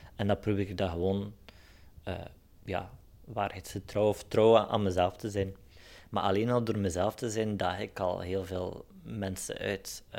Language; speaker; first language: Dutch; native; Dutch